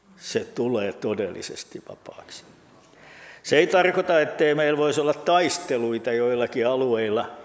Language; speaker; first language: Finnish; native; Finnish